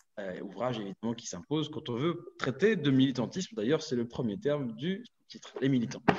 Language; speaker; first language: French; native; French